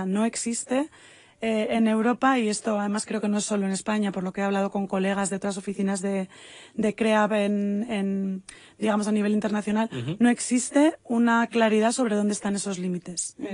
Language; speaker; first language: Spanish; native; Spanish